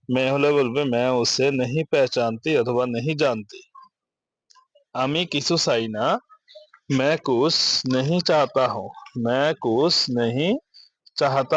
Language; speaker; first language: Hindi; non-native, learner; Bangla